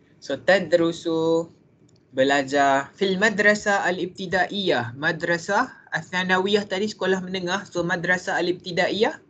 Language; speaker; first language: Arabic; non-native, fluent; Malay